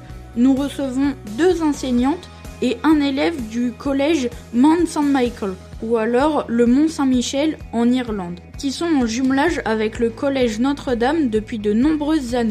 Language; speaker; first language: French; native; French